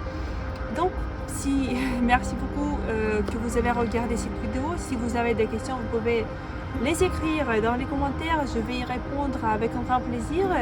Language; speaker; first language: French; non-native, fluent; Russian